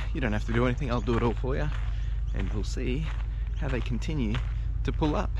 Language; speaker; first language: English; native; English